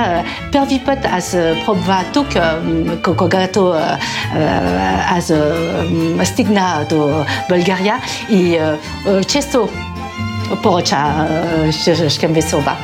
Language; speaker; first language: Bulgarian; non-native, learner; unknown